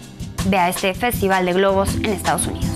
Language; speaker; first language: Spanish; native; Spanish